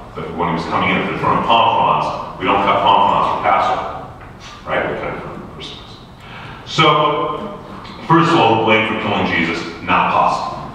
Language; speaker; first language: English; native; English